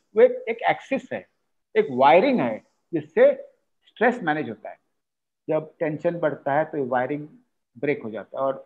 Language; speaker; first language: Hindi; non-native, local second language; Marathi